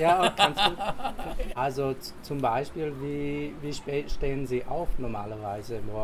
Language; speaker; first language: German; non-native, fluent; English